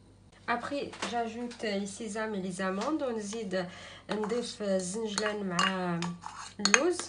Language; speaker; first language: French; non-native, local second language; Arabic